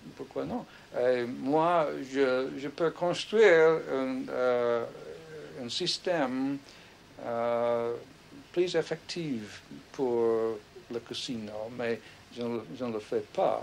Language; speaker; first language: French; non-native, fluent; English